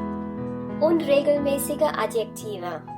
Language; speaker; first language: German; non-native, fluent; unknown